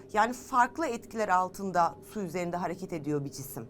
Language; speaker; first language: Turkish; native; Turkish